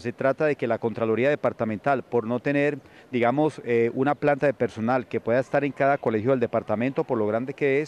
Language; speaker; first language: Spanish; native; Spanish